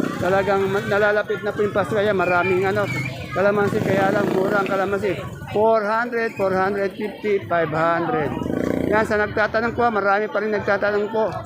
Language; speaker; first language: Filipino; native; Filipino